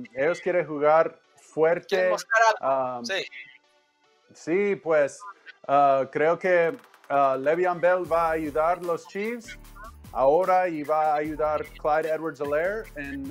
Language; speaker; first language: Spanish; non-native, learner; English